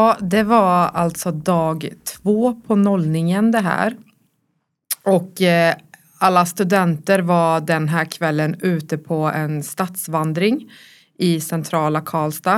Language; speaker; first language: Swedish; native; Swedish